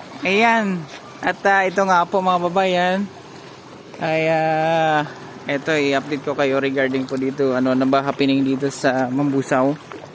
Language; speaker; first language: Filipino; non-native, local second language; Hiligaynon